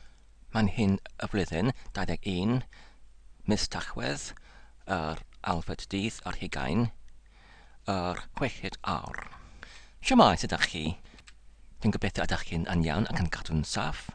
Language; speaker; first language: Welsh; non-native, learner; English